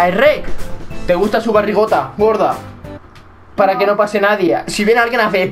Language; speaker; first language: Spanish; native; Spanish